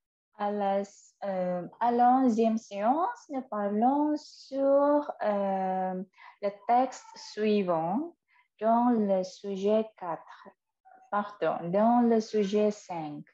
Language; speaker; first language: French; non-native, fluent; Indonesian